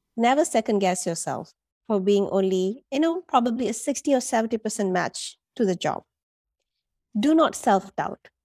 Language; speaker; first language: English; non-native, local second language; Tamil